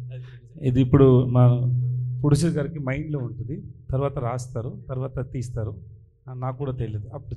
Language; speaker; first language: Telugu; non-native, learner; Tamil